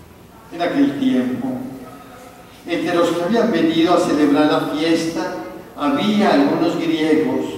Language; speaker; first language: Spanish; native; Spanish